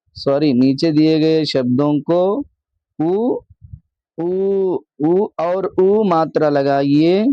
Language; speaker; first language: Hindi; non-native, local second language; Telugu